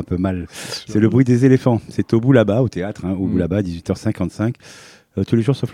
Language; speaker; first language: French; native; French